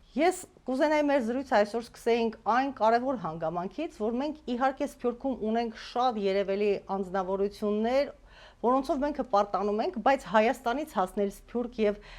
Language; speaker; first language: Armenian; native; Armenian